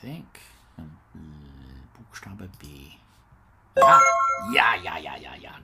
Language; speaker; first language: German; non-native, learner; English